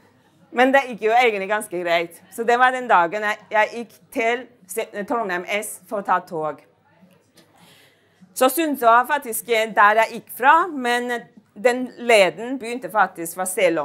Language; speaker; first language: Norwegian; non-native, fluent; Chinese